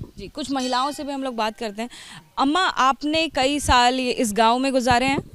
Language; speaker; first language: Hindi; native; Hindi